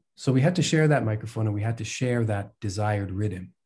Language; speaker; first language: English; native; English